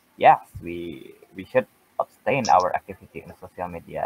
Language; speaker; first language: English; non-native, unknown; Indonesian